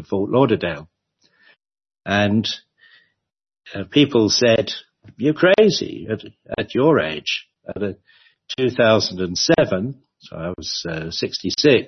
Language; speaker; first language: English; native; English